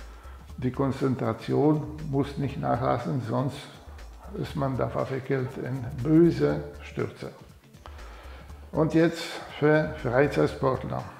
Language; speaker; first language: German; non-native, fluent; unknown